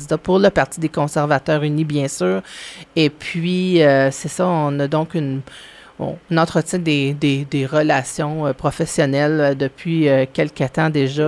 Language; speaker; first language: French; native; French